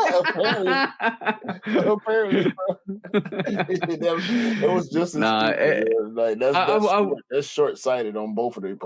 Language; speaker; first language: English; native; English